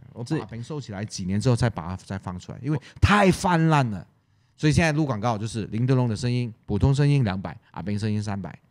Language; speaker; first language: Chinese; non-native, local second language; Cantonese